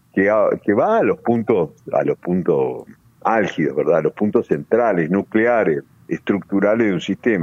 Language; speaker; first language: Spanish; native; Spanish